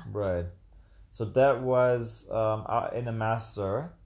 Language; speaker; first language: English; non-native, fluent; German